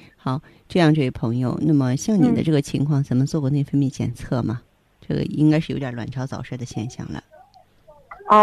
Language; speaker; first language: Chinese; native; Chinese